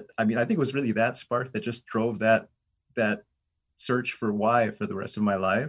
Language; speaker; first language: English; native; English